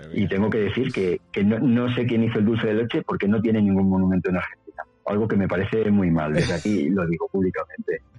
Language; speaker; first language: Spanish; native; Spanish